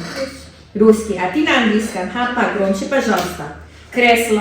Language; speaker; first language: Russian; non-native, learner; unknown